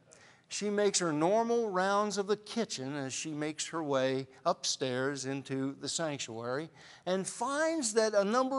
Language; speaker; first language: English; native; English